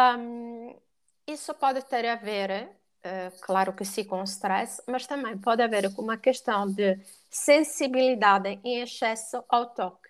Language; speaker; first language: Portuguese; non-native, fluent; Italian